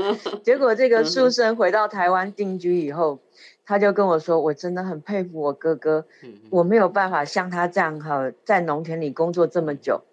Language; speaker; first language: Chinese; native; Chinese